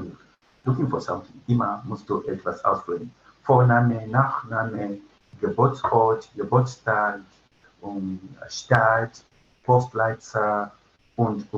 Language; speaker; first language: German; non-native, fluent; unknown